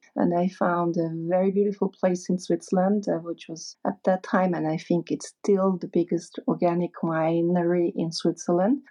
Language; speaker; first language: English; non-native, fluent; German